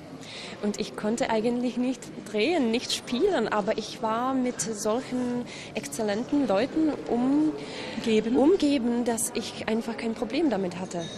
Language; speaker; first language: German; non-native, fluent; Czech